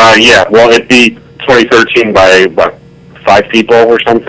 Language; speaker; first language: English; native; English